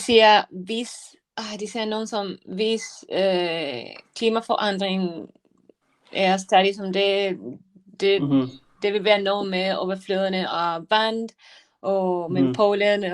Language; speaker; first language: Danish; non-native, learner; Spanish